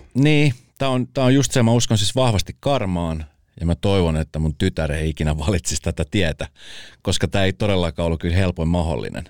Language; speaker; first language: Finnish; early bilingual, other home language; Spanish